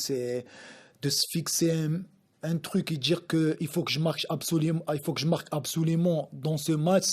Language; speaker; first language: French; non-native, local second language; Arabic